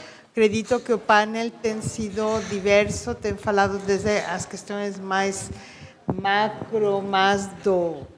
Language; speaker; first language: Portuguese; non-native, fluent; Spanish